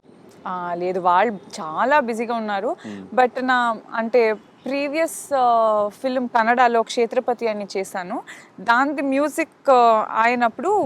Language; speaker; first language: Telugu; non-native, local second language; Kannada